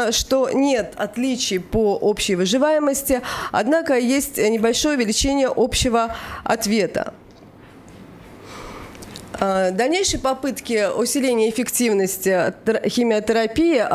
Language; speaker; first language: Russian; native; Russian